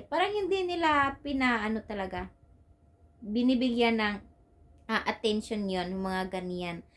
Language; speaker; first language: Filipino; non-native, local second language; Cebuano